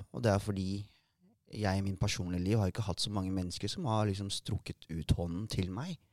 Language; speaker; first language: Norwegian; early bilingual, other home language; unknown